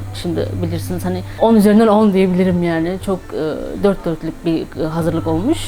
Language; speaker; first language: Turkish; non-native, fluent; Turkmen